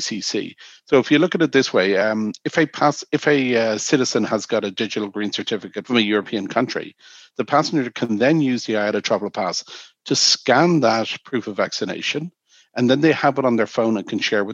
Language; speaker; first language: English; native; English